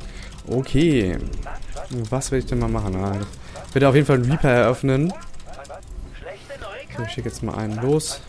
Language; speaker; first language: German; native; German